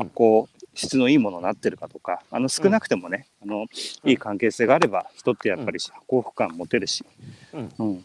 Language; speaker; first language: Japanese; native; Japanese